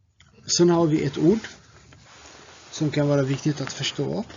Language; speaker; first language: Swedish; non-native, fluent; Tigrinya